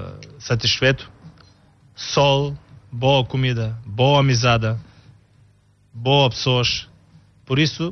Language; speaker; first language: Portuguese; non-native, fluent; Bulgarian